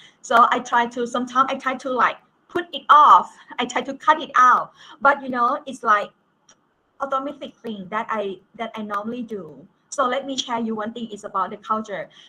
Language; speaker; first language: English; non-native, fluent; Thai